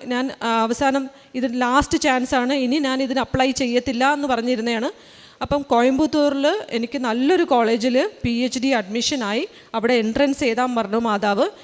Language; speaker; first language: Malayalam; early bilingual, heritage; Malayalam